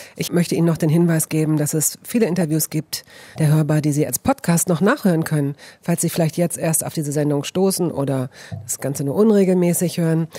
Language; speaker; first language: German; native; German